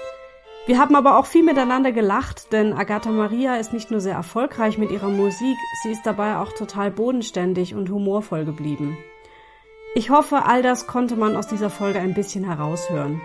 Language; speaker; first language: German; native; German